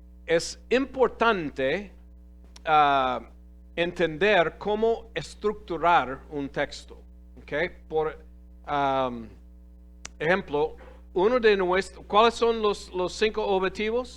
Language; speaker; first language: Spanish; non-native, fluent; English